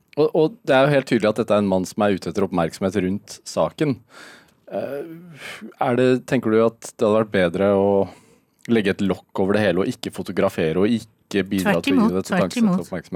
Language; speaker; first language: Norwegian; native; Norwegian